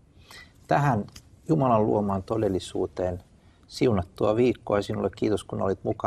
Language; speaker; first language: Finnish; native; Finnish